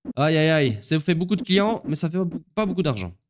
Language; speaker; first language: French; native; French